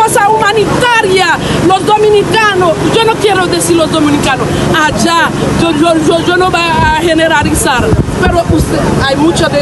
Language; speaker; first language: Spanish; non-native, fluent; Haitian Creole